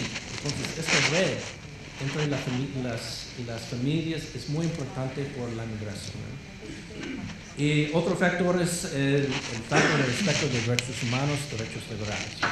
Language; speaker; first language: Spanish; non-native, fluent; English